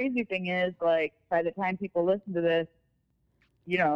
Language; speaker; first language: English; native; English